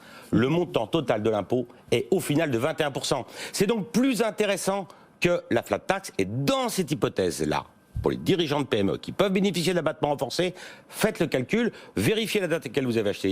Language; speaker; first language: French; native; French